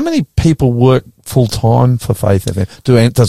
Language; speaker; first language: English; native; English